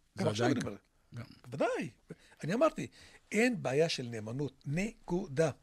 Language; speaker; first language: Hebrew; non-native, local second language; Arabic